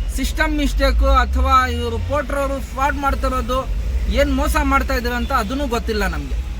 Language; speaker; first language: Kannada; non-native, local second language; Urdu